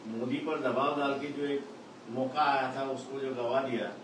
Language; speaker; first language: Hindi; non-native, local second language; Marathi